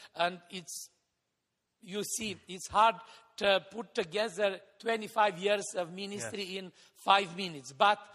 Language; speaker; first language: English; non-native, fluent; Romanian